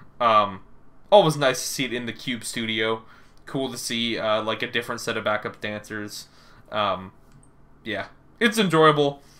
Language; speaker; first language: English; native; English